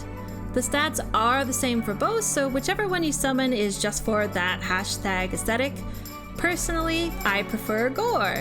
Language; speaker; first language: English; native; English